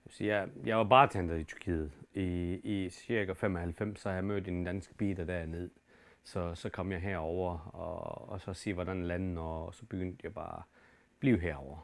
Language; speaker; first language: Danish; non-native, fluent; Turkish